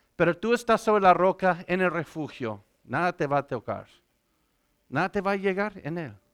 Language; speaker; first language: Spanish; non-native, fluent; English